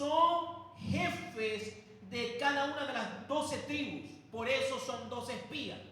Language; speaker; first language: Spanish; native; Spanish